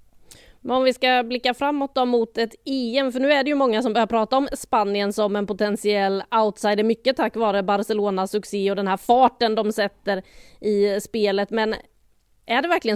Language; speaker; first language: Swedish; native; Swedish